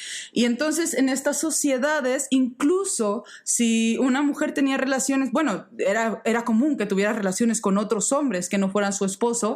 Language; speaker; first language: Spanish; native; Spanish